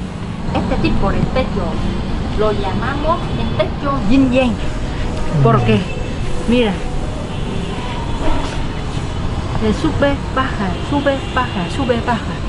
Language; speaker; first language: Spanish; non-native, learner; Vietnamese